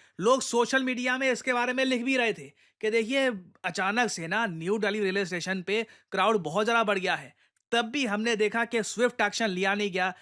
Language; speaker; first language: Hindi; native; Hindi